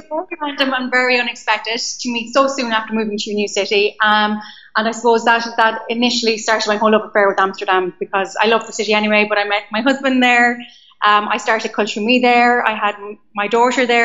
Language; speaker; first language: English; native; English